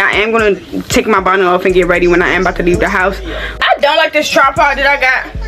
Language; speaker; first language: English; native; English